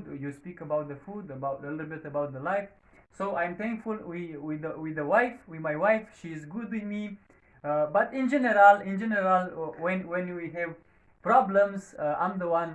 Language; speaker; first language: English; non-native, learner; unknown